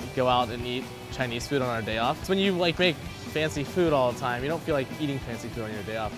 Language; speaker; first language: English; native; English